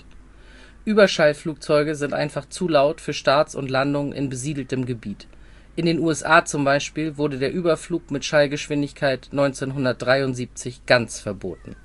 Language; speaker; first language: German; native; German